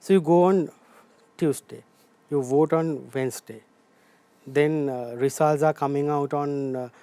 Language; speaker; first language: English; non-native, local second language; Sinhala